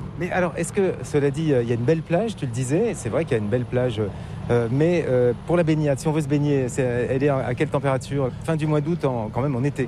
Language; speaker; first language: French; native; French